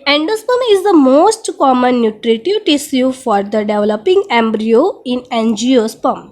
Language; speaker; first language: English; non-native, local second language; Gujarati